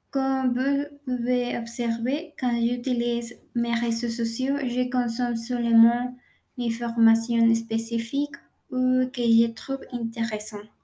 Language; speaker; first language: French; non-native, learner; Spanish